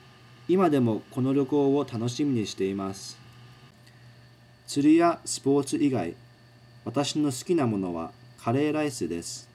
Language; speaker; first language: Japanese; early bilingual, heritage; Japanese